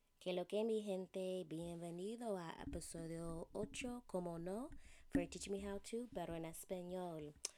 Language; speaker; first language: Spanish; non-native, fluent; English